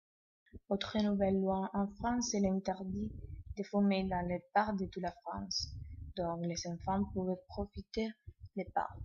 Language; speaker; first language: French; non-native, learner; Spanish